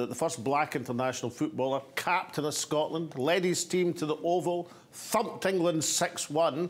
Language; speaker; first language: English; native; English